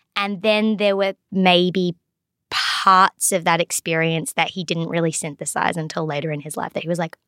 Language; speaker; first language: English; native; English